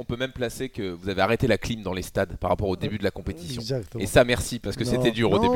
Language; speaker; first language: French; native; French